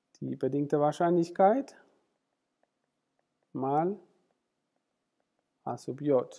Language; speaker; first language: German; non-native, fluent; Spanish